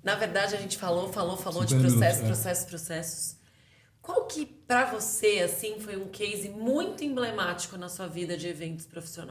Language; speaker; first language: Portuguese; native; Portuguese